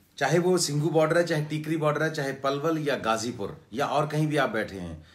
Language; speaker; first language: Hindi; non-native, local second language; Punjabi